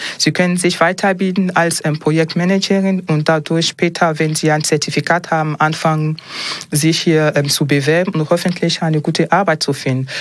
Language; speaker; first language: German; non-native, fluent; French